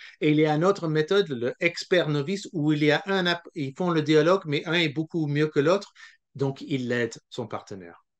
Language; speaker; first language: French; non-native, local second language; English